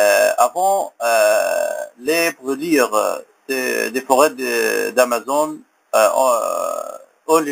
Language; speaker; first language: French; non-native, learner; Arabic